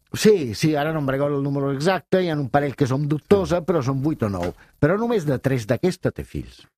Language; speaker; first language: Catalan; non-native, fluent; Italian